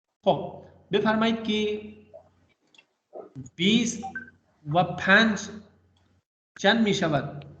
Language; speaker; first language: Persian; non-native, fluent; Urdu